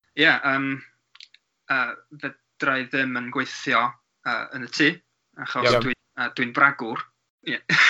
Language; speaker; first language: Welsh; non-native, learner; English